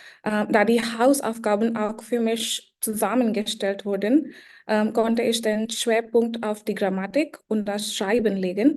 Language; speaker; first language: German; non-native, learner; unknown